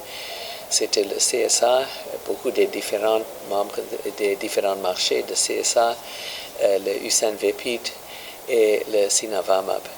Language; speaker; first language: French; non-native, learner; English